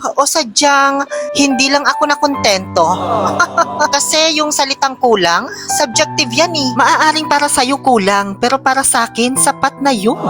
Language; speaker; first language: Filipino; non-native, local second language; Pangasinan